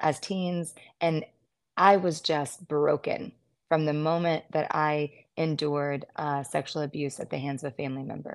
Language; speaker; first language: English; native; English